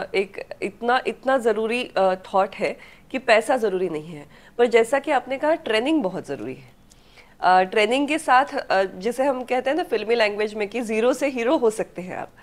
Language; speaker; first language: Hindi; non-native, local second language; Marathi